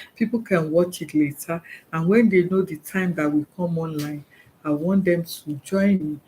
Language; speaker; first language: English; non-native, local second language; Yoruba